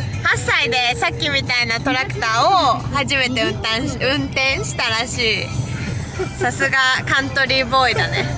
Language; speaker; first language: Japanese; native; Japanese